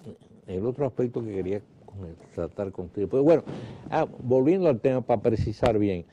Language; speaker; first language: Spanish; native; Spanish